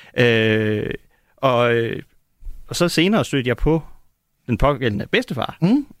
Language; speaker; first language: Danish; native; Danish